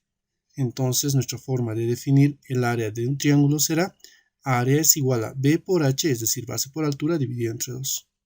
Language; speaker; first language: Spanish; native; Spanish